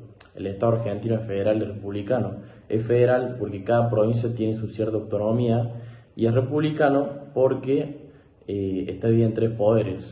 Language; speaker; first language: Spanish; native; Spanish